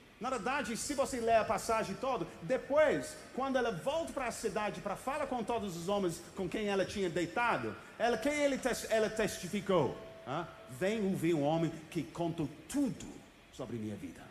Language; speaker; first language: Portuguese; non-native, fluent; English